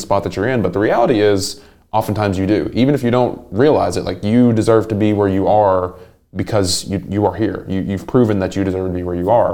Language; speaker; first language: English; native; English